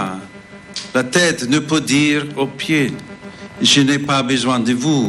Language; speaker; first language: French; non-native, fluent; English